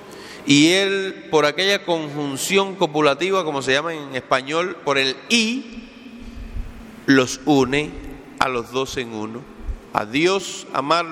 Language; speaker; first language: Spanish; native; Spanish